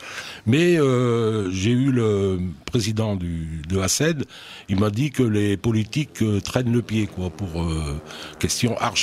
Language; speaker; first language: French; native; French